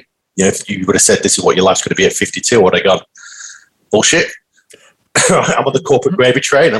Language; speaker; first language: English; native; English